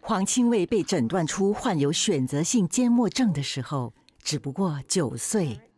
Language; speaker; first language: Chinese; native; Chinese